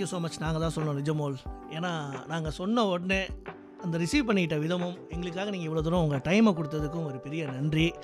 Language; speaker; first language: Tamil; native; Tamil